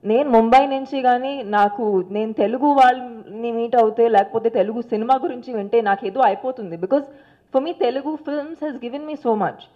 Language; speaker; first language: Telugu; non-native, local second language; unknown